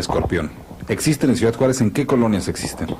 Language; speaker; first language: Spanish; native; Spanish